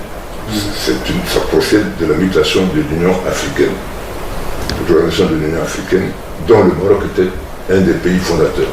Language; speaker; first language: French; non-native, local second language; Bambara